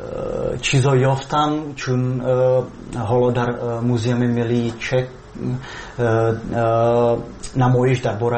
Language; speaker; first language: Persian; non-native, fluent; Czech